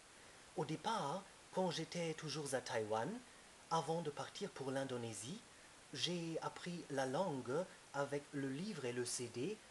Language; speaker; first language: French; non-native, fluent; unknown